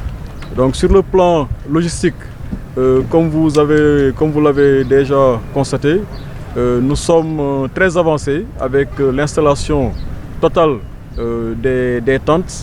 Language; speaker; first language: French; non-native, local second language; Wolof